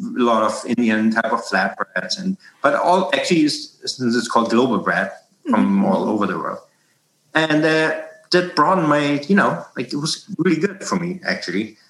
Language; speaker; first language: English; non-native, fluent; German